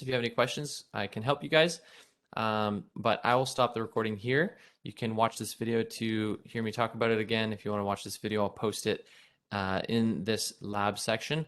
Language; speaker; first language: English; native; English